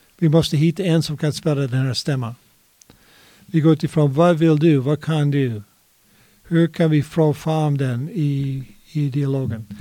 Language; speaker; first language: Swedish; non-native, fluent; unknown